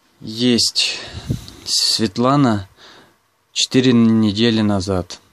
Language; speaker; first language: Russian; non-native, local second language; Ukrainian